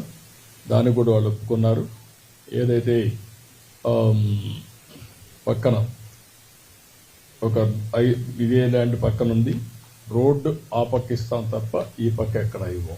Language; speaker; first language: Telugu; native; Telugu